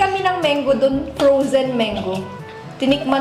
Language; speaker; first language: Filipino; native; Filipino